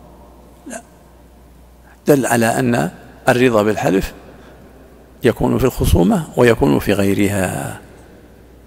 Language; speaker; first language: Arabic; native; Arabic